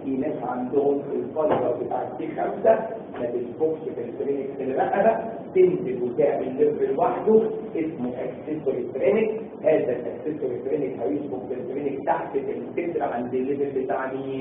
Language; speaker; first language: Arabic; native; Arabic